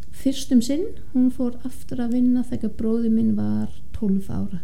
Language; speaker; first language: Icelandic; non-native, fluent; German